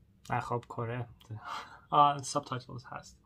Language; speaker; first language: Persian; non-native, learner; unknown